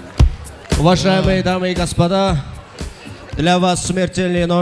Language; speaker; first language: Russian; non-native, local second language; Kyrgyz